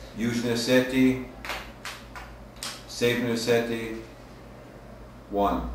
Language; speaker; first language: Russian; non-native, learner; English